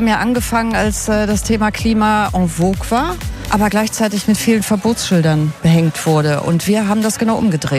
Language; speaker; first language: German; native; German